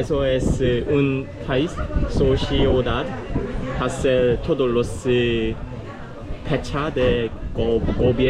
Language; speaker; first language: Spanish; non-native, learner; Korean